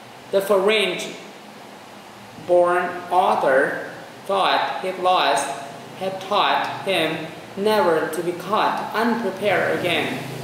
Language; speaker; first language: English; non-native, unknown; Vietnamese